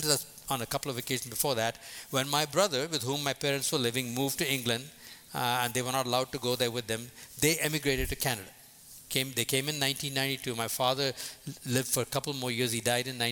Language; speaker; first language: English; non-native, local second language; Tamil